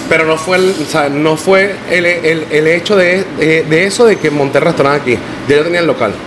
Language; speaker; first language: Spanish; native; Spanish